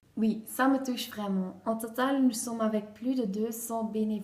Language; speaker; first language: French; non-native, learner; Dutch